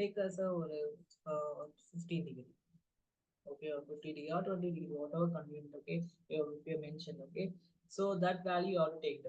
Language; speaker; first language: English; non-native, local second language; Tamil